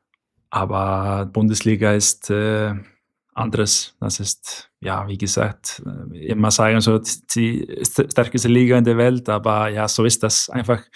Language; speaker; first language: German; non-native, learner; Icelandic